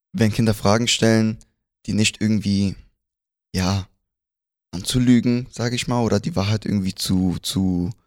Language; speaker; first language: German; early bilingual, other home language; Spanish